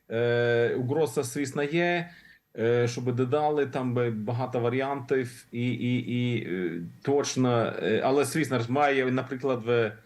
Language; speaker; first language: Ukrainian; non-native, learner; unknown